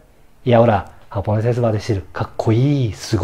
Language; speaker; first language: Spanish; non-native, learner; Japanese